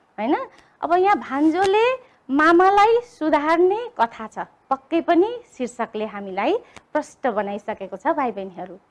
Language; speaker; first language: Nepali; native; Nepali